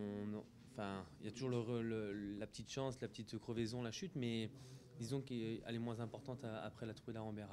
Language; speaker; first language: French; native; French